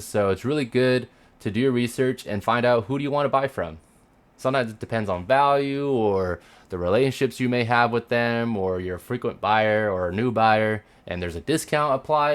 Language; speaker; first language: English; native; English